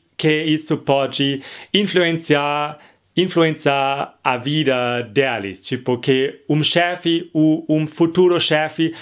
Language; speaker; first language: Portuguese; non-native, fluent; German